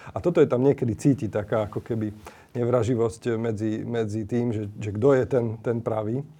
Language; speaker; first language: Slovak; native; Slovak